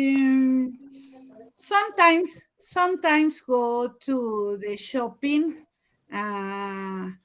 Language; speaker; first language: English; non-native, learner; Spanish